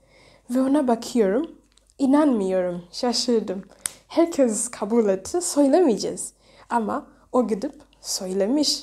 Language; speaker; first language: Turkish; non-native, learner; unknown